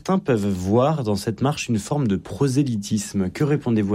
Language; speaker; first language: French; native; French